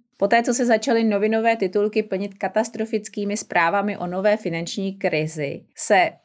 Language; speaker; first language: Czech; native; Czech